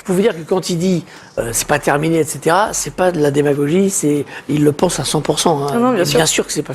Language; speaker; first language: French; native; French